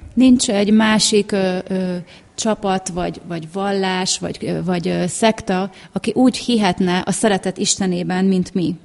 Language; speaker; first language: Hungarian; native; Hungarian